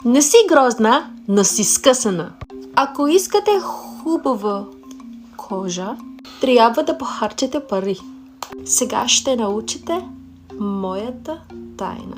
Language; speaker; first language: Bulgarian; non-native, learner; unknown